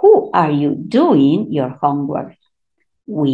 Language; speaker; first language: English; non-native, fluent; Spanish